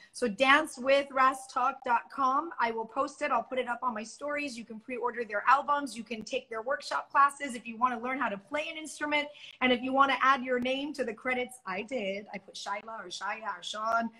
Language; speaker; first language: English; early bilingual, other home language; Persian